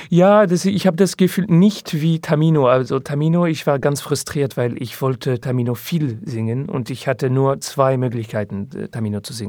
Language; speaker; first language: German; non-native, learner; French